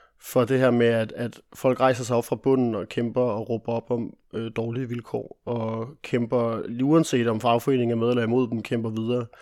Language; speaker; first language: Danish; early bilingual, other home language; Italian